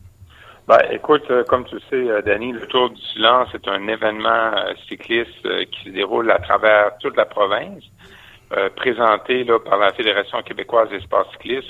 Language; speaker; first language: French; native; French